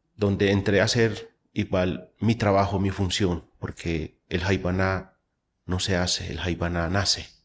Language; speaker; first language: Spanish; native; Spanish